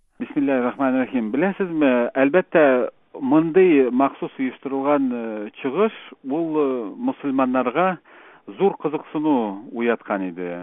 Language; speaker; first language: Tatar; native; Tatar